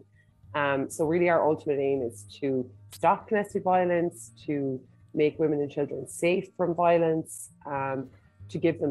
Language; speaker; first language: English; native; English